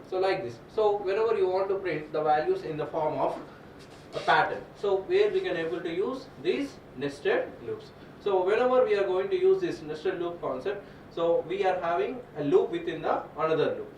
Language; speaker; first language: English; non-native, local second language; Telugu